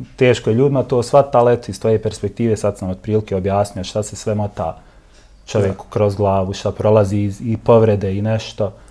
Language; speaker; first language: Croatian; native; Croatian